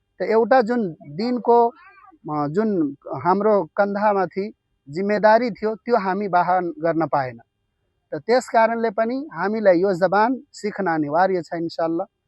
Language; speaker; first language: Nepali; non-native, local second language; Urdu